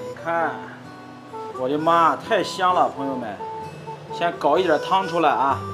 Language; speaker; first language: Chinese; native; Chinese